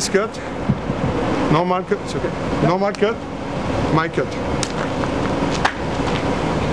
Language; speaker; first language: English; non-native, learner; French